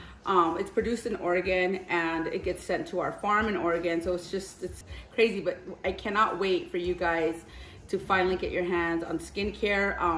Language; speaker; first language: English; early bilingual, other home language; Spanish